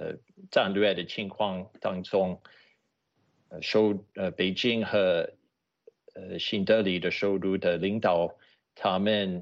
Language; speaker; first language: Chinese; non-native, fluent; English